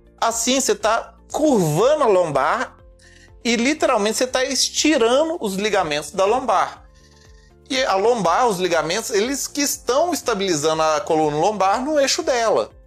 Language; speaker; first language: Portuguese; native; Portuguese